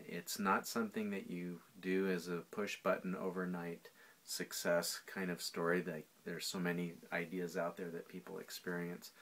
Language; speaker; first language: English; native; English